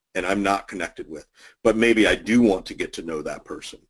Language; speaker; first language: English; native; English